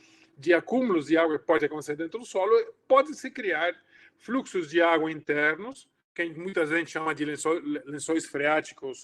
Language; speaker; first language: Portuguese; non-native, fluent; Spanish